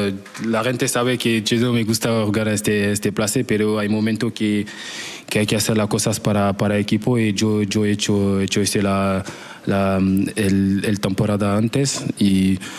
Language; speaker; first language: Spanish; non-native, learner; French